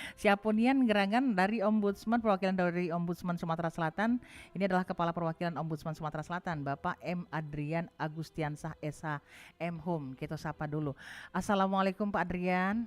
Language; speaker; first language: Indonesian; native; Indonesian